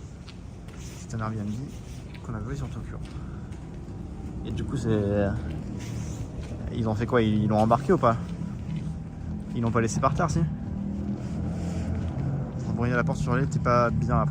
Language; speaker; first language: French; native; French